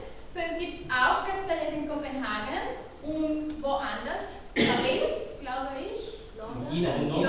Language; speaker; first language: German; non-native, learner; Catalan